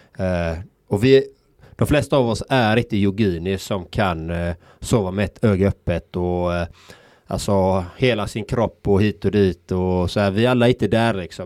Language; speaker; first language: Swedish; native; Swedish